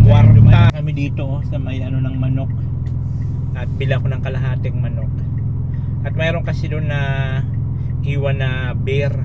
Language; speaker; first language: Filipino; non-native, local second language; Bikol